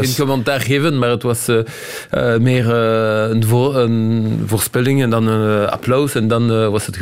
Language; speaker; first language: Dutch; non-native, local second language; French